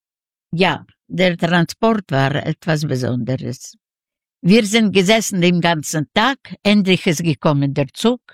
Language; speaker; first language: German; non-native, fluent; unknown